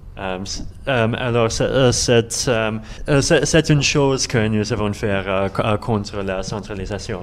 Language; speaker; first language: French; non-native, learner; Russian